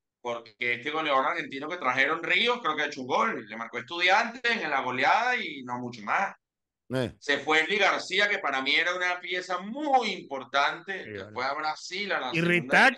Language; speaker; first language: Spanish; native; Spanish